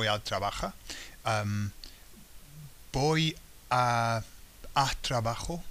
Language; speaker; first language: Spanish; non-native, fluent; English